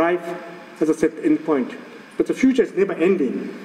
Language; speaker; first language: English; non-native, fluent; Japanese